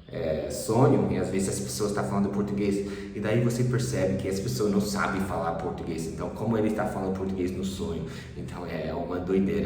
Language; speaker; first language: Portuguese; early bilingual, other home language; English